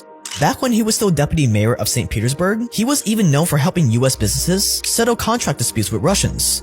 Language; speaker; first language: English; native; English